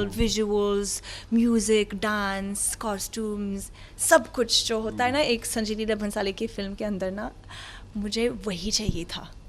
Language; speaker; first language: Hindi; non-native, fluent; Arabic